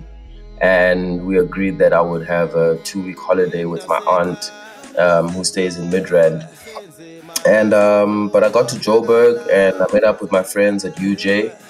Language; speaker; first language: English; non-native, local second language; Xhosa